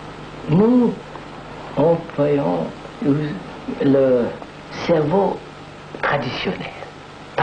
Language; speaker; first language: French; non-native, fluent; Telugu